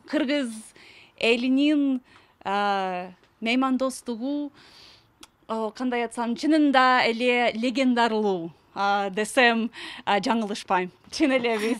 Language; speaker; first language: Kyrgyz; non-native, fluent; English